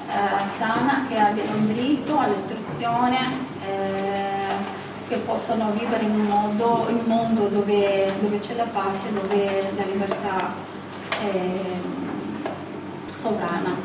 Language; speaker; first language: Italian; non-native, fluent; Kurdish